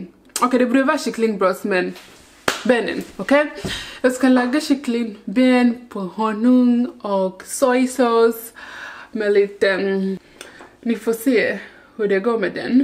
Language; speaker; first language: Swedish; non-native, learner; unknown